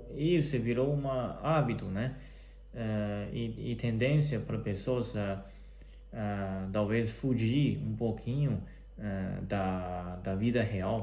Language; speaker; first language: Portuguese; non-native, fluent; Chinese